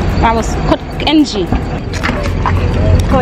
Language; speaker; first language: Spanish; non-native, learner; Haitian Creole